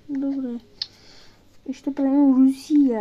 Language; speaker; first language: Bulgarian; early bilingual, heritage; Bulgarian